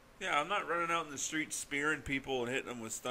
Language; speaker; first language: English; native; English